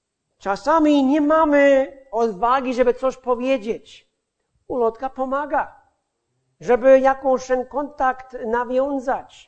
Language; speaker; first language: Polish; non-native, fluent; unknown